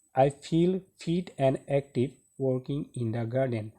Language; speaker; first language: English; non-native, local second language; Assamese